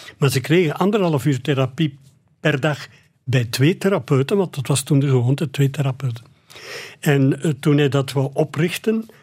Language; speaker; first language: Dutch; native; Dutch